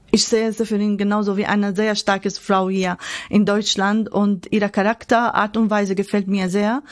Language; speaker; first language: German; non-native, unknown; Arabic